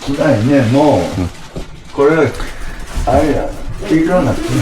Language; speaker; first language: Japanese; native; Japanese